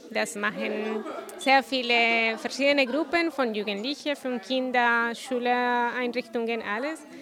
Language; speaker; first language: German; non-native, fluent; Spanish